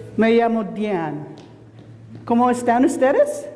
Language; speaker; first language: Spanish; non-native, learner; English